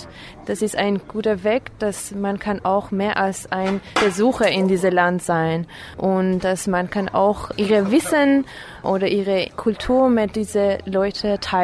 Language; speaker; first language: German; non-native, fluent; Armenian